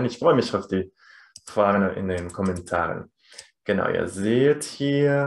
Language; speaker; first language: German; non-native, fluent; Spanish